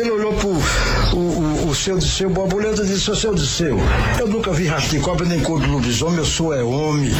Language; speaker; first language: Portuguese; native; Portuguese